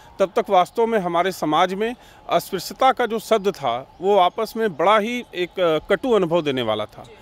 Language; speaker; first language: Hindi; native; Hindi